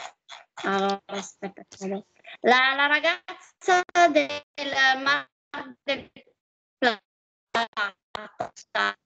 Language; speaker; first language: Italian; native; Italian